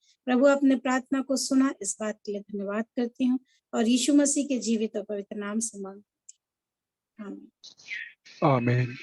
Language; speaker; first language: Hindi; native; Hindi